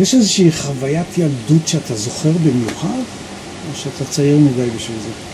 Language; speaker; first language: Hebrew; native; Hebrew